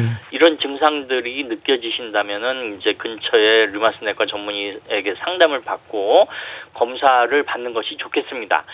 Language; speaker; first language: Korean; native; Korean